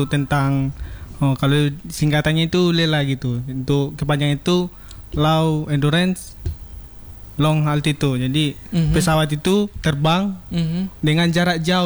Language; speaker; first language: Indonesian; native; Indonesian